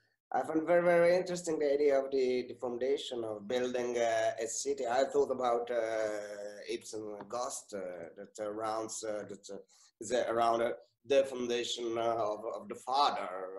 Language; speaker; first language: English; non-native, fluent; Italian